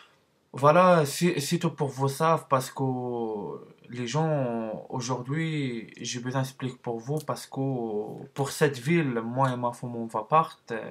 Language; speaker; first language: French; non-native, learner; Arabic